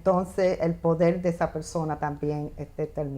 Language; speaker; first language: Spanish; early bilingual, heritage; Spanish